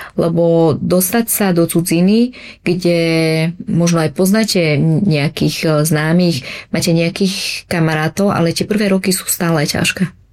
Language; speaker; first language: Slovak; early bilingual, other home language; Vietnamese